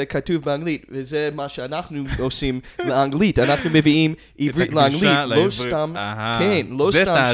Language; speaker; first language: Hebrew; non-native, fluent; English